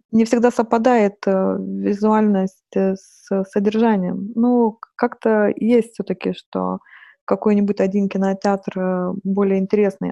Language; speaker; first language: Russian; non-native, fluent; Lithuanian